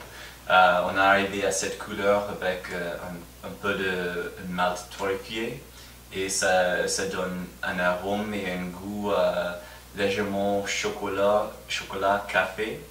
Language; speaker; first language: French; non-native, fluent; English